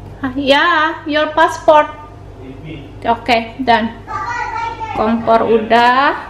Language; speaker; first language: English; non-native, learner; Indonesian